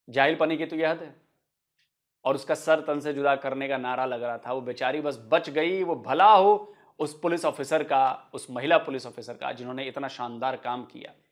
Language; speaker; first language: Hindi; native; Hindi